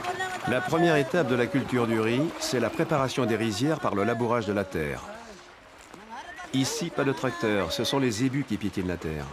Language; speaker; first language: French; native; French